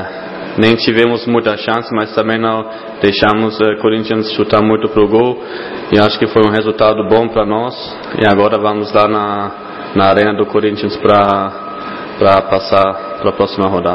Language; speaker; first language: Portuguese; non-native, fluent; German